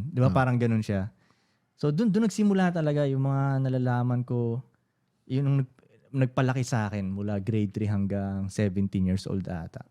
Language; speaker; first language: Filipino; non-native, local second language; Cebuano